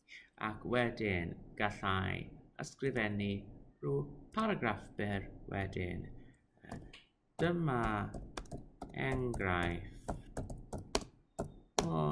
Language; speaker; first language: Welsh; non-native, local second language; English